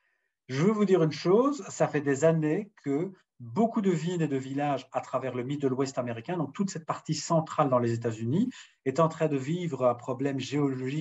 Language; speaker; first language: French; native; French